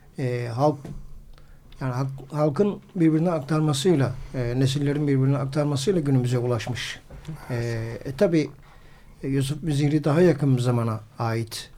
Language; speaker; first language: Turkish; native; Turkish